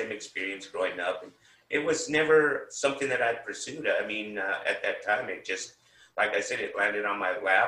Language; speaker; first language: English; native; English